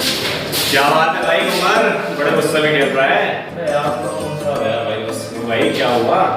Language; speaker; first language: Hindi; native; Hindi